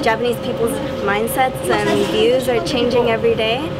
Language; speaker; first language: English; native; English